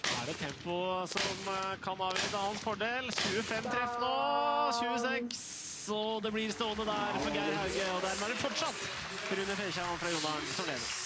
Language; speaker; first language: Norwegian; native; Norwegian